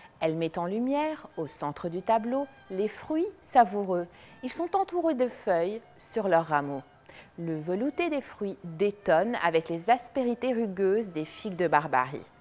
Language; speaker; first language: French; non-native, local second language; Arabic